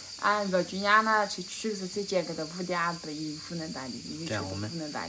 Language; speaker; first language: Chinese; native; Chinese